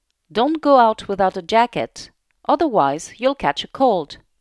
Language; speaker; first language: French; native; French